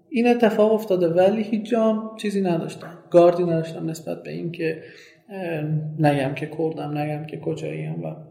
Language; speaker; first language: Persian; non-native, local second language; Kurdish